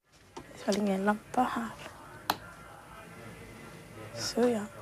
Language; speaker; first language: Swedish; early bilingual, other home language; Somali